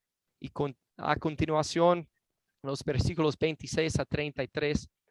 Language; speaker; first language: Spanish; non-native, fluent; English